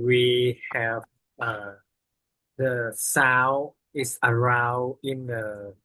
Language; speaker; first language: English; non-native, learner; Vietnamese